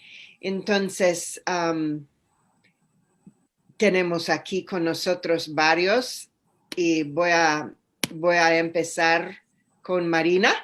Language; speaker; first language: Spanish; non-native, fluent; English